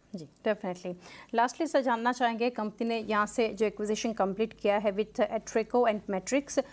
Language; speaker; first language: Hindi; non-native, local second language; Gujarati